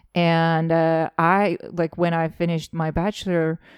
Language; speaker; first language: English; non-native, fluent; Estonian